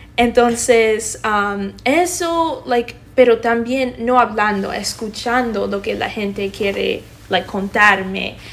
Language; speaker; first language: Spanish; non-native, fluent; English